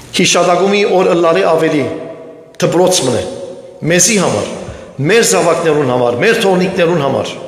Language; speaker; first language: Armenian; native; Armenian